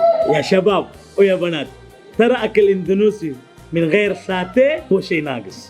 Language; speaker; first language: Arabic; native; Arabic